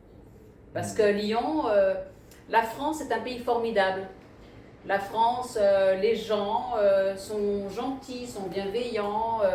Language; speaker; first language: French; early bilingual, other home language; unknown